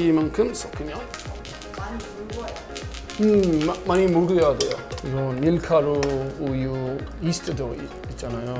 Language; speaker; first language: Korean; non-native, learner; English